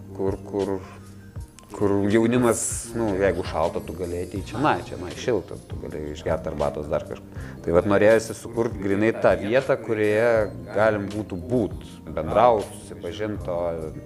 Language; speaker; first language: Lithuanian; early bilingual, other home language; Armenian